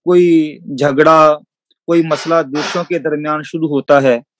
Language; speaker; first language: Hindi; non-native, local second language; Punjabi